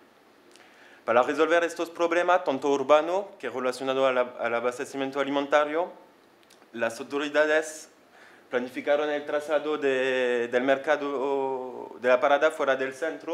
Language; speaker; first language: Spanish; non-native, fluent; French